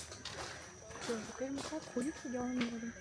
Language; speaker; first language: Turkish; native; Turkish